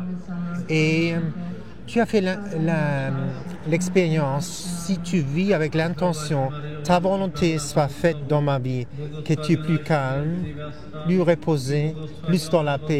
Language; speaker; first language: French; non-native, fluent; German